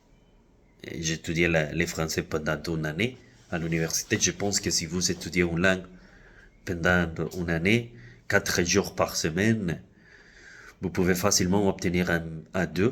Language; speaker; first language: French; non-native, fluent; Spanish